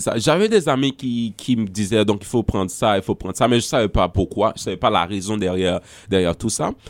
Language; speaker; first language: French; non-native, local second language; Haitian Creole